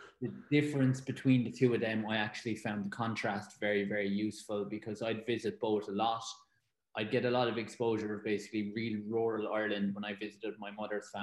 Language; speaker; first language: English; native; English